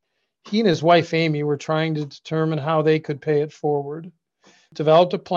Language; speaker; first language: English; native; English